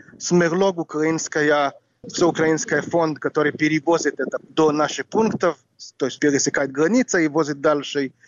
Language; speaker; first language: Russian; non-native, fluent; Hebrew